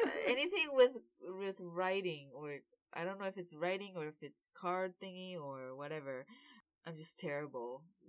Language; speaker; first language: English; early bilingual, other home language; Japanese